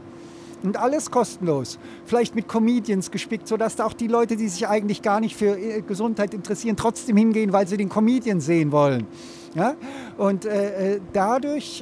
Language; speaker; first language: German; native; German